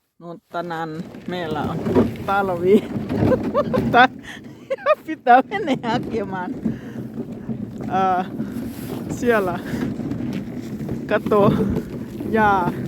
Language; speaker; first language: Finnish; non-native, learner; Thai